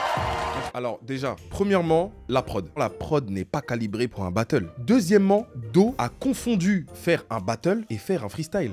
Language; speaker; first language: French; native; French